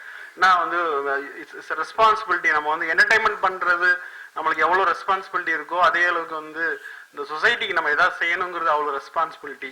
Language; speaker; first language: Tamil; native; Tamil